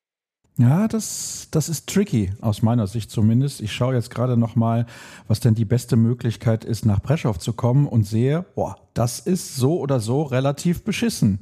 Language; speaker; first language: German; native; German